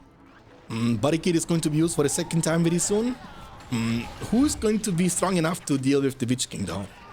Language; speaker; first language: English; non-native, fluent; German